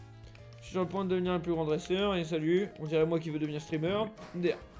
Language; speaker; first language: French; native; French